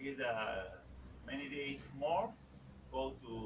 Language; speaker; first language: English; non-native, learner; Spanish